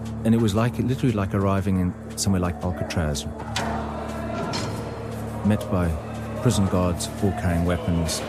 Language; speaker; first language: English; native; English